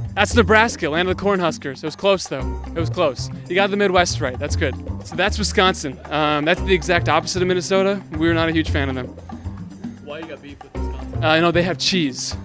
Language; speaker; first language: English; native; English